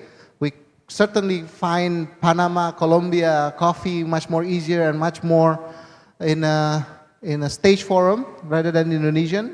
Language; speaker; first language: English; non-native, fluent; Indonesian